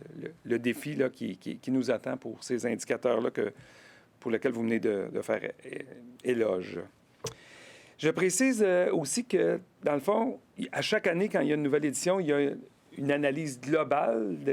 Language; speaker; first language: French; native; French